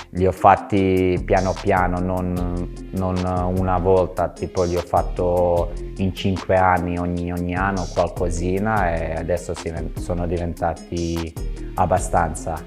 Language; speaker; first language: Italian; non-native, fluent; Serbian